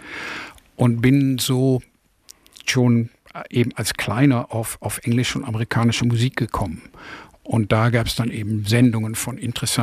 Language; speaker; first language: German; native; German